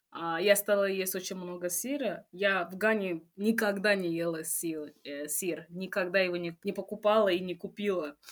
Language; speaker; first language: Russian; non-native, fluent; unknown